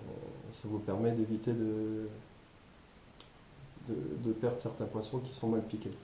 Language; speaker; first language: French; native; French